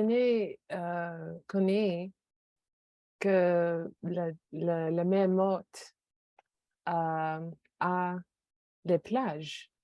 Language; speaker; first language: French; non-native, learner; English